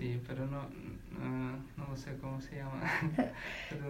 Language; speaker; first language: Spanish; non-native, learner; Ukrainian